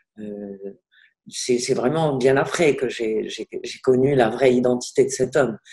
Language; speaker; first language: French; non-native, local second language; Arabic